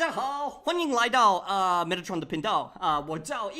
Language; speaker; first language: Chinese; non-native, fluent; English